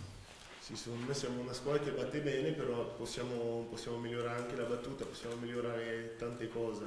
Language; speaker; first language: Italian; non-native, fluent; French